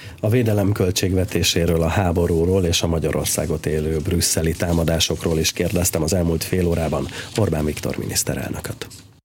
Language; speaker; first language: Hungarian; native; Hungarian